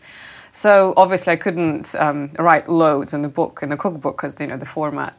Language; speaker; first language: English; non-native, fluent; Russian